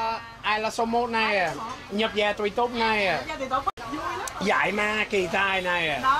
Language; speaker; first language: Vietnamese; non-native, learner; English